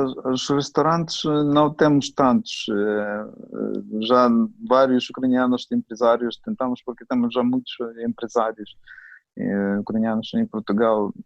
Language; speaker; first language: Portuguese; non-native, fluent; Ukrainian